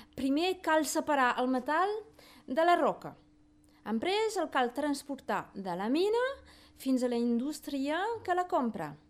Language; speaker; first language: Catalan; native; Catalan